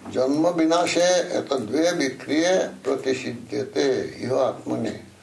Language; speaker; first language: Russian; non-native, learner; Bangla